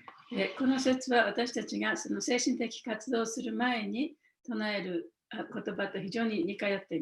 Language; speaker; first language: Japanese; native; Japanese